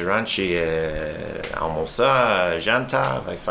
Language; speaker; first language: Portuguese; non-native, learner; English